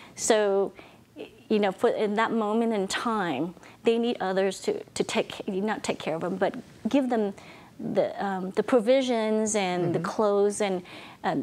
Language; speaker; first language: English; non-native, fluent; Vietnamese